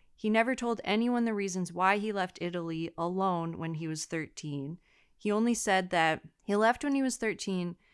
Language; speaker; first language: English; native; English